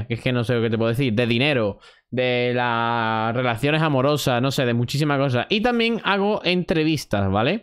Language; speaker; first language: Spanish; native; Spanish